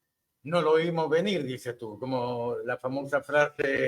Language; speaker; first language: Spanish; native; Spanish